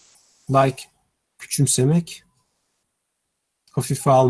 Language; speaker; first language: Turkish; native; Turkish